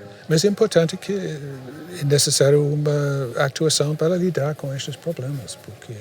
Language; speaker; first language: Portuguese; non-native, fluent; English